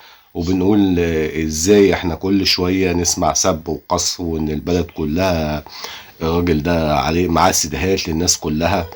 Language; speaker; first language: Arabic; native; Arabic